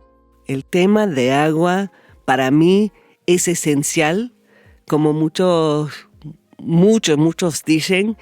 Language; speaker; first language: Spanish; non-native, fluent; English